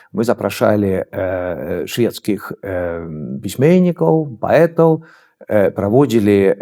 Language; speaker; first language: Belarusian; non-native, fluent; Swedish